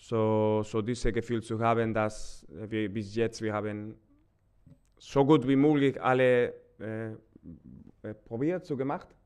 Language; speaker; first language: German; non-native, learner; Spanish